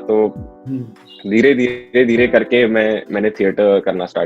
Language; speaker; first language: Hindi; native; Hindi